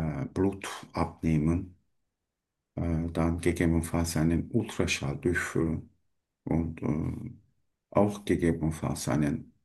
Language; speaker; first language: German; non-native, learner; Turkish